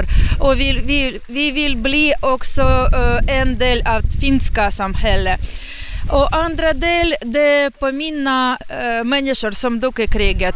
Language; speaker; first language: Swedish; non-native, learner; Ukrainian